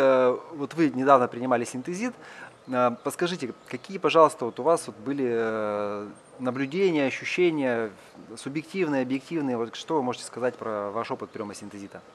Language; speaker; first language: Russian; native; Russian